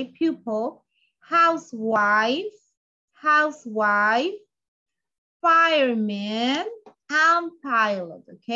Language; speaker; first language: English; non-native, fluent; Spanish